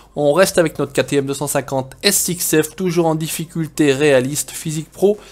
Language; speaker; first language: French; native; French